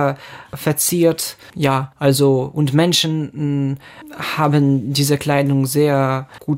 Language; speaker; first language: German; non-native, fluent; Ukrainian